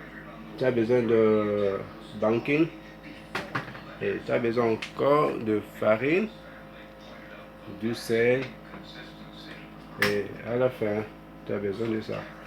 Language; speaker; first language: French; non-native, fluent; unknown